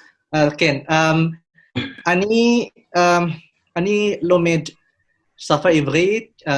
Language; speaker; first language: Hebrew; non-native, learner; Indonesian